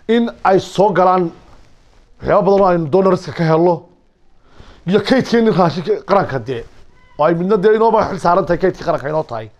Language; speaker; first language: Somali; native; Somali